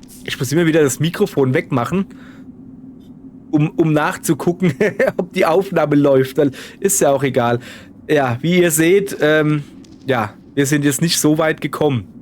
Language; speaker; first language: German; native; German